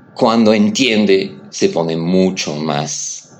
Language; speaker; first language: Spanish; non-native, fluent; French